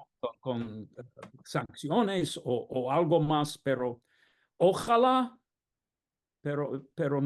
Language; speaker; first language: Spanish; non-native, fluent; English